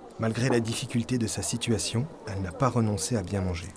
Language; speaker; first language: French; native; French